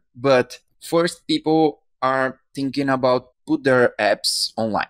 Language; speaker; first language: English; non-native, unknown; Portuguese